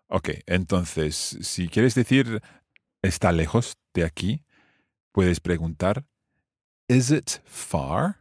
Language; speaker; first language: Spanish; non-native, fluent; English